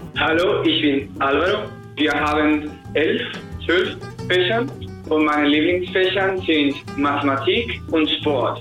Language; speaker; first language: German; non-native, fluent; Spanish